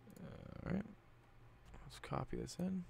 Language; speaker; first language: English; native; English